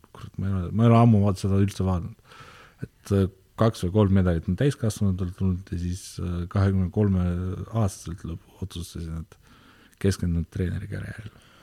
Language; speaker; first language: Estonian; non-native, local second language; Russian